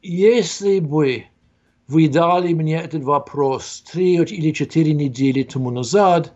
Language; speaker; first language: Ukrainian; non-native, fluent; English